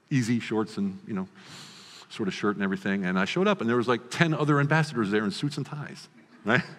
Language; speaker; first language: English; native; English